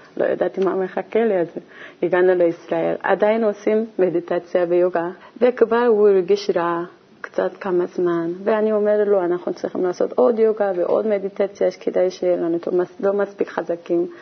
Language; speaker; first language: Hebrew; non-native, learner; Korean